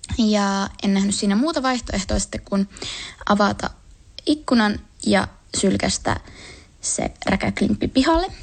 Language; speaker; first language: Finnish; native; Finnish